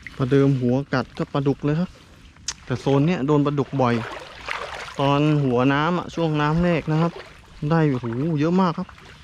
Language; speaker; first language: Thai; native; Thai